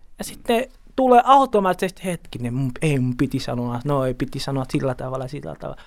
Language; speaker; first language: Finnish; non-native, learner; Portuguese